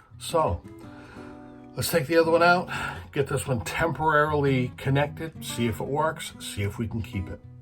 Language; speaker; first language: English; native; English